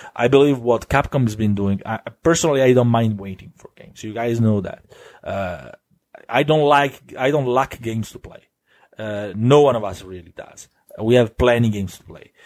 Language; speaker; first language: English; non-native, fluent; Italian